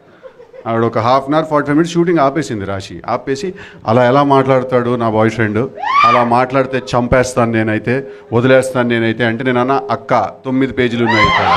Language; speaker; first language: Telugu; native; Telugu